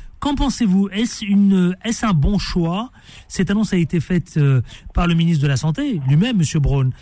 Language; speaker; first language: French; native; French